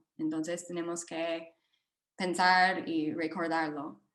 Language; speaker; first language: Spanish; non-native, fluent; English